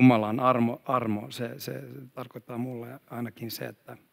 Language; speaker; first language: Finnish; non-native, fluent; Swedish